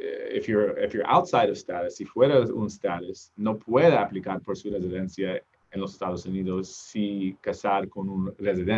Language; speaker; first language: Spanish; non-native, learner; English